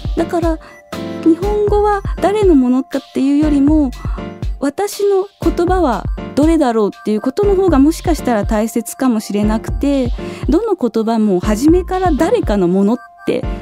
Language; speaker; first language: Japanese; native; Japanese